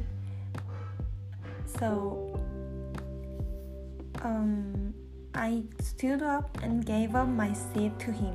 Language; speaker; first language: English; non-native, learner; Korean